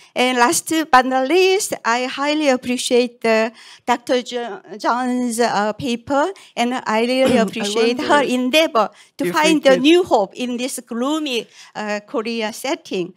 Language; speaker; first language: English; non-native, fluent; Korean